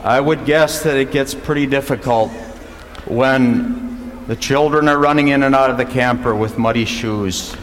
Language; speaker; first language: English; native; English